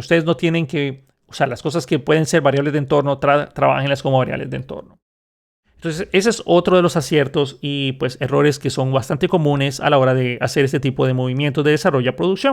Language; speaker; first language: Spanish; native; Spanish